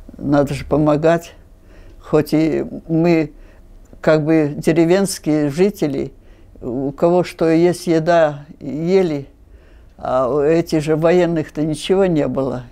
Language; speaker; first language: Russian; non-native, local second language; Finnish